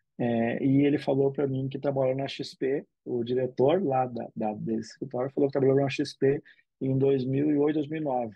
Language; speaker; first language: Portuguese; native; Portuguese